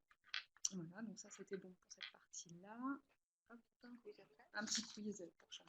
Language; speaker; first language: French; native; French